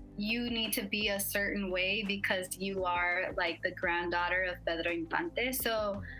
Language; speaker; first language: English; native; English